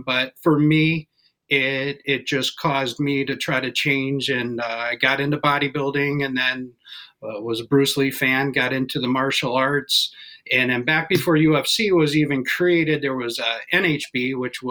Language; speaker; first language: English; native; English